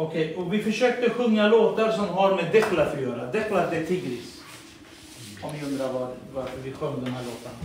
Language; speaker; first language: Swedish; early bilingual, other home language; Assyrian Neo-Aramaic